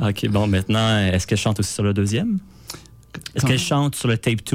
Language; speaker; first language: French; native; French